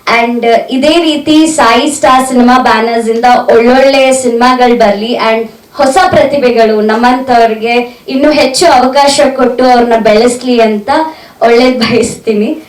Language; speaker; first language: Kannada; native; Kannada